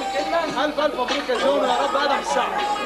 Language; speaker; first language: Arabic; native; Arabic